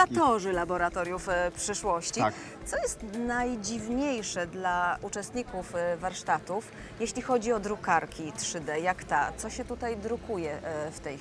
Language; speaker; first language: Polish; native; Polish